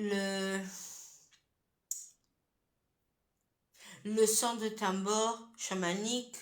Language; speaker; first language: French; non-native, fluent; Italian